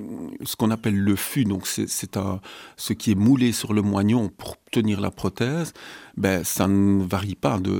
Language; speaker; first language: French; native; French